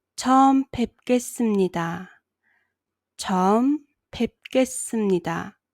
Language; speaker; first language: Korean; non-native, fluent; Mongolian